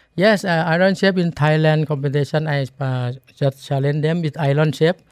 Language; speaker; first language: English; non-native, learner; Thai